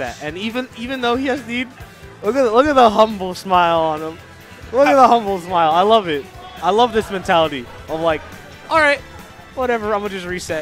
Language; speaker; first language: English; native; English